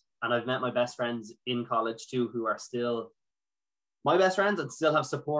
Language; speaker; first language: English; native; English